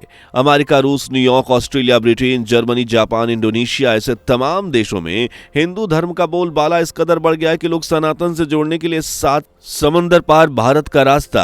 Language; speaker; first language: Hindi; native; Hindi